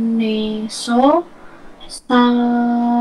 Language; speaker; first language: Korean; non-native, learner; Indonesian